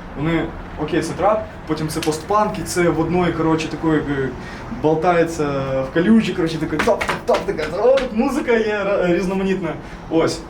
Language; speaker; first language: Ukrainian; non-native, local second language; Russian